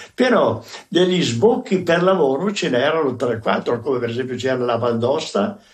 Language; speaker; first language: Italian; native; Italian